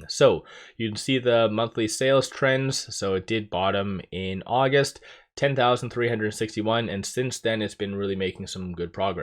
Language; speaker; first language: English; native; English